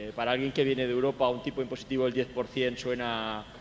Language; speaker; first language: Spanish; native; Spanish